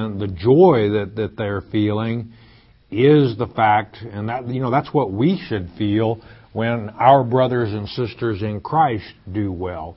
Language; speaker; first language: English; native; English